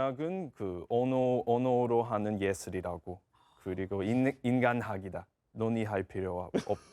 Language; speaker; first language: Korean; non-native, fluent; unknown